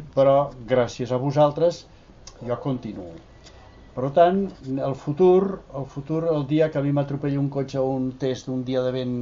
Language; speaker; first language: Catalan; non-native, local second language; Spanish